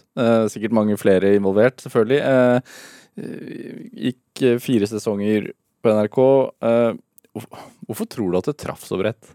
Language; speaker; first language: Norwegian; native; Norwegian